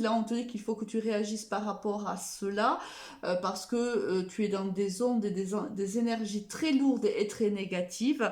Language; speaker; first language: French; native; French